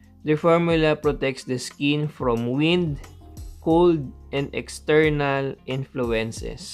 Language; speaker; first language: English; non-native, local second language; Filipino